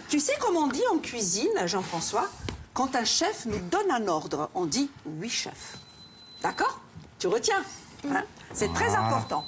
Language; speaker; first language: French; native; French